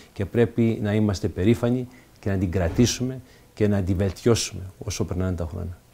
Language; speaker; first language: Greek; early bilingual, heritage; Greek